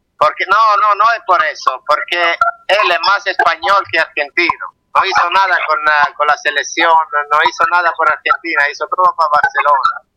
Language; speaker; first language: Spanish; non-native, fluent; Italian